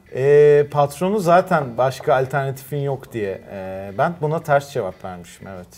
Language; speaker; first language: Turkish; native; Turkish